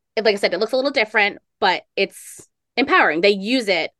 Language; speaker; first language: English; native; English